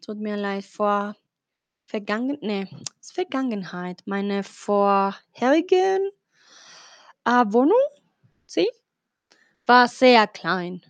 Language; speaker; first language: German; non-native, fluent; Spanish